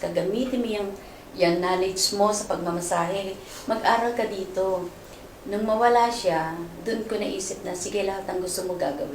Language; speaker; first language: Filipino; native; Filipino